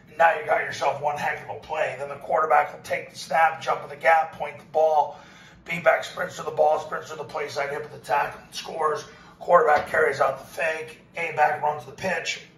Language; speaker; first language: English; native; English